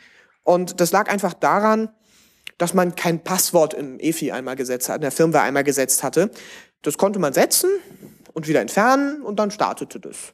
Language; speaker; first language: German; native; German